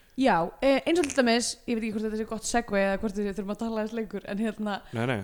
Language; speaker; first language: Icelandic; native; Icelandic